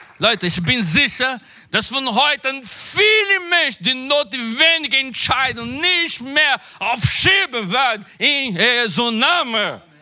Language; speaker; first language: German; non-native, learner; Portuguese